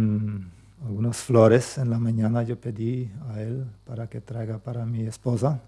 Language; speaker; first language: Spanish; non-native, local second language; Plautdietsch